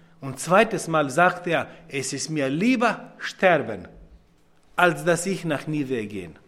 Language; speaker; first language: German; non-native, fluent; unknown